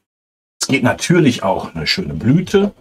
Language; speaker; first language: German; native; German